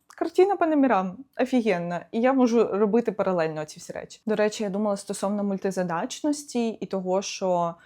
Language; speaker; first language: Ukrainian; non-native, local second language; Russian